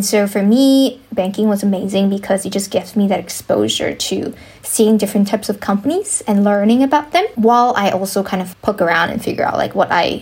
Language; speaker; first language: English; non-native, local second language; Chinese